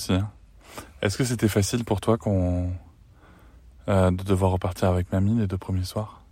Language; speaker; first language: French; native; French